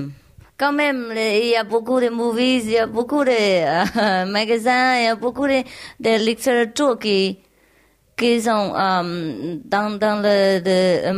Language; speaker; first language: French; non-native, learner; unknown